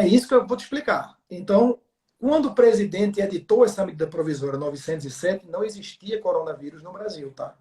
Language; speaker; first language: Portuguese; native; Portuguese